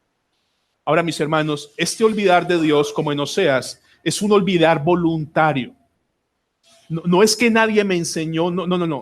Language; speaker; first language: Spanish; native; Spanish